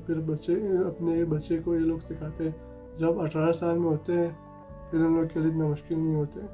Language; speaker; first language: Hindi; non-native, fluent; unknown